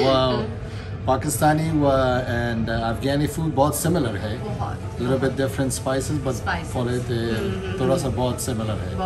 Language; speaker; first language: Hindi; non-native, learner; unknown